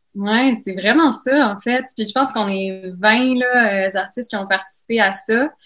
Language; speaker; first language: French; native; French